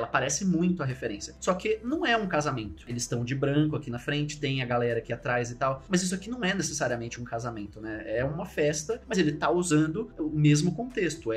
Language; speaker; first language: Portuguese; native; Portuguese